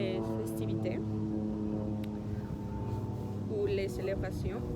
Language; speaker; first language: French; non-native, learner; Spanish